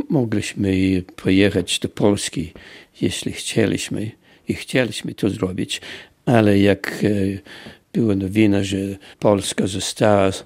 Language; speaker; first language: Polish; early bilingual, heritage; Polish